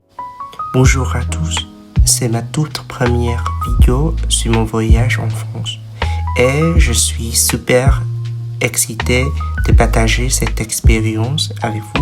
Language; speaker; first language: French; non-native, fluent; Vietnamese